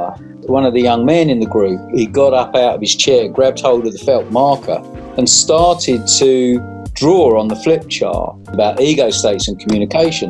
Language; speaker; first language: English; native; English